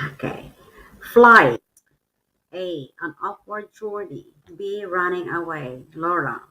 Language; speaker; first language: English; non-native, fluent; Filipino